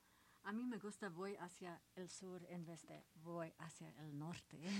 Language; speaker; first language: Spanish; early bilingual, heritage; Spanish